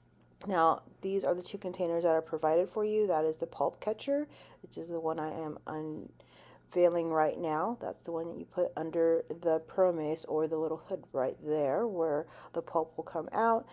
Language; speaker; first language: English; native; English